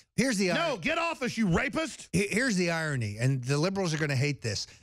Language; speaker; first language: English; native; English